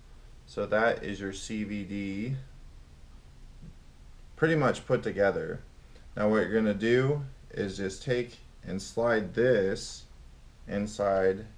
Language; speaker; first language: English; native; English